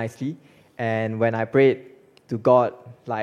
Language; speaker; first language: English; non-native, local second language; Chinese